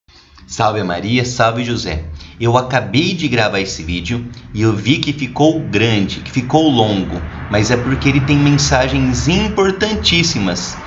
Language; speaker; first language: Portuguese; native; Portuguese